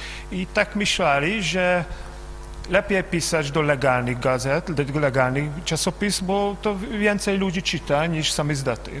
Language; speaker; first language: Polish; non-native, fluent; Hungarian